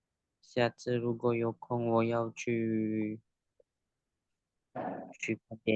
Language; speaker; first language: Chinese; non-native, learner; Indonesian